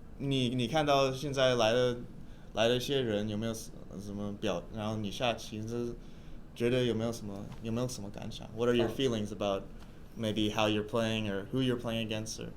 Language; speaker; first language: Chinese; early bilingual, heritage; English